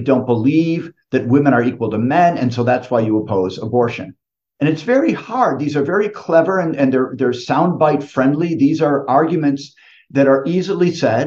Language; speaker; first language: English; native; English